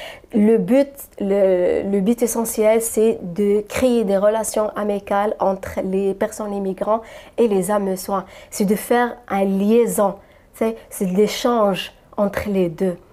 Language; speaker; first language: French; non-native, local second language; Arabic